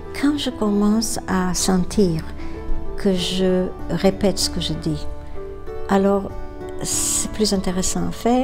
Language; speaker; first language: French; non-native, fluent; Romanian